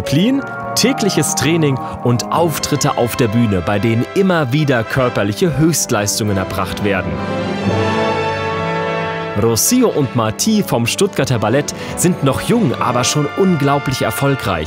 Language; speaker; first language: German; native; German